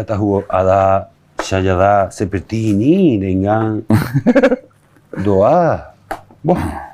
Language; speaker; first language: Indonesian; non-native, learner; Spanish